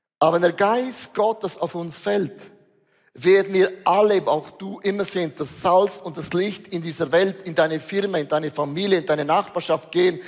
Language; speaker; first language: German; native; German